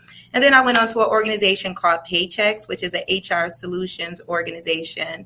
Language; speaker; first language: English; native; English